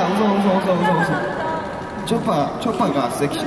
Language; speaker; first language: Japanese; non-native, learner; Korean